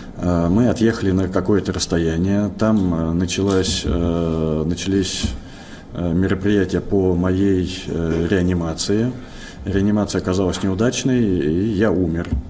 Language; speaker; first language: Russian; native; Russian